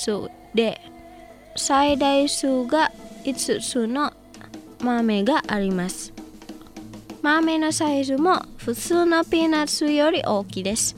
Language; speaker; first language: Japanese; non-native, fluent; Indonesian